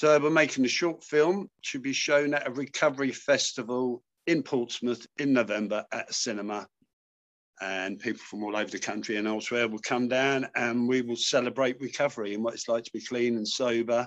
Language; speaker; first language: English; native; English